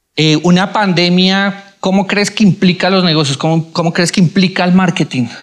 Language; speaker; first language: Spanish; native; Spanish